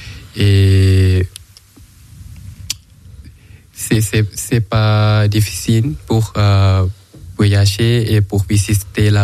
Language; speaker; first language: French; non-native, learner; Thai